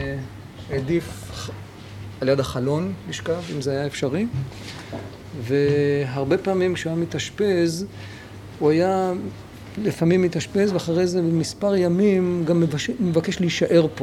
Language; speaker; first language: Hebrew; native; Hebrew